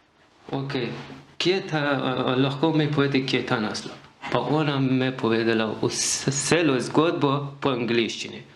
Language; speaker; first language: Slovenian; non-native, learner; Persian